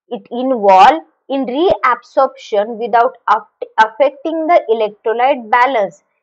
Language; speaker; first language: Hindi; non-native, local second language; Marathi